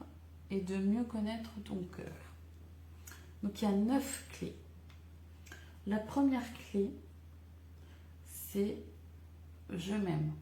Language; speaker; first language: French; native; French